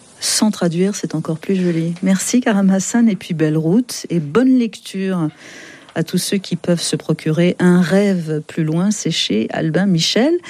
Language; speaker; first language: French; native; French